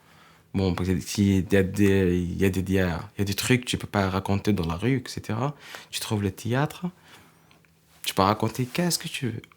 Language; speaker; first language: French; non-native, learner; Arabic